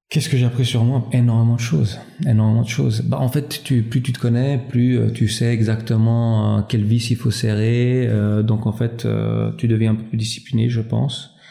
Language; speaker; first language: French; early bilingual, other home language; Albanian